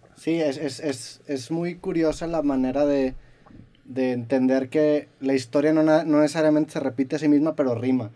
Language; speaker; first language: Spanish; native; Spanish